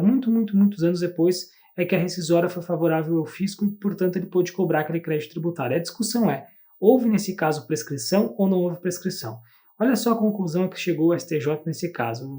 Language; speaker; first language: Portuguese; native; Portuguese